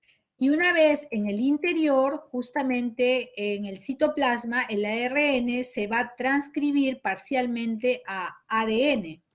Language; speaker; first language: Spanish; native; Spanish